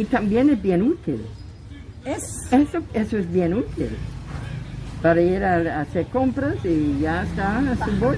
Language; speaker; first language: Spanish; non-native, fluent; English